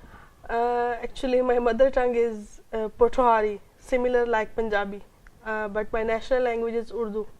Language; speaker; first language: English; non-native, local second language; Urdu